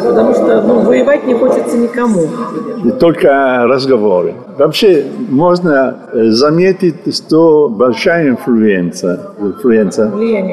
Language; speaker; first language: Russian; non-native, learner; Italian